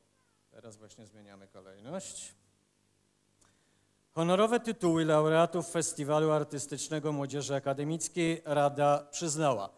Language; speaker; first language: Polish; native; Polish